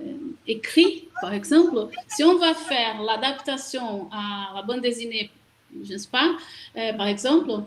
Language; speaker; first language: French; non-native, learner; Portuguese